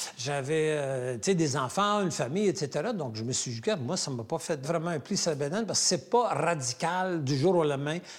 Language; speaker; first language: French; native; French